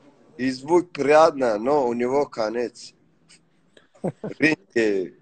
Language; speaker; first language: Russian; non-native, learner; Persian